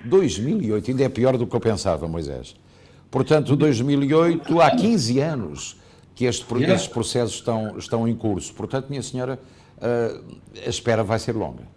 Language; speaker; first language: Portuguese; native; Portuguese